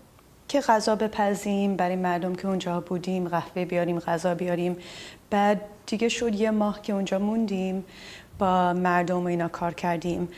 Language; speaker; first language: Persian; early bilingual, heritage; Persian